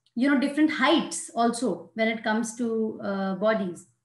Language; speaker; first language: English; non-native, local second language; Hindi